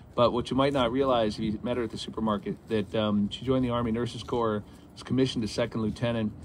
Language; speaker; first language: English; native; English